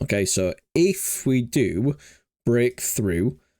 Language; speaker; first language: English; native; English